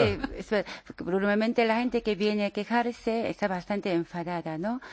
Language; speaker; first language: Spanish; non-native, learner; Korean